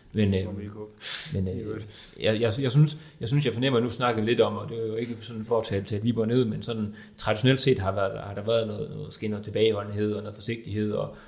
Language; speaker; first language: Danish; native; Danish